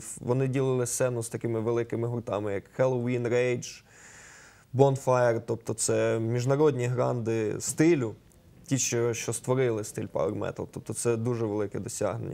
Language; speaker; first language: Ukrainian; native; Ukrainian